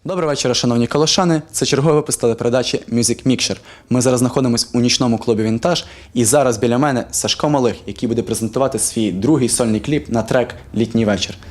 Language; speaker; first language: Ukrainian; native; Ukrainian